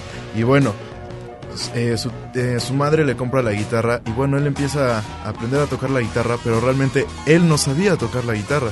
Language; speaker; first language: Spanish; native; Spanish